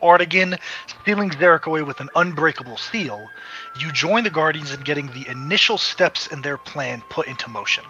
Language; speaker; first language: English; native; English